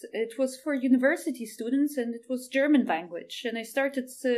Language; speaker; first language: English; non-native, fluent; Ukrainian